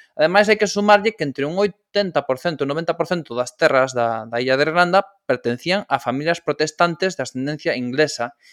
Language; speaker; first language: Galician; non-native, local second language; Spanish